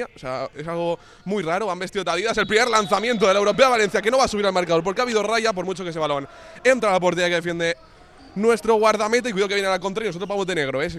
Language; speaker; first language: Spanish; native; Spanish